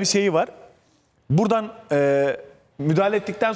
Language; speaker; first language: Turkish; native; Turkish